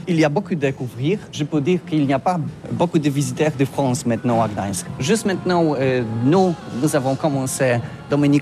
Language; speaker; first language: French; non-native, learner; Polish